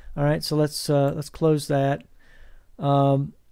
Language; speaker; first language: English; native; English